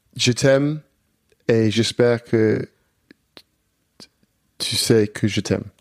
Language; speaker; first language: French; non-native, fluent; English